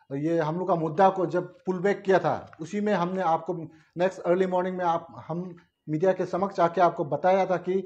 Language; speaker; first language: Hindi; non-native, local second language; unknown